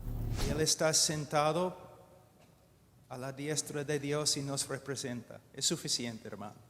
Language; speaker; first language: Spanish; non-native, fluent; English